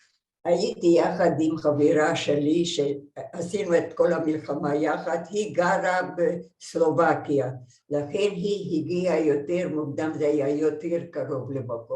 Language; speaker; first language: Hebrew; non-native, fluent; Hungarian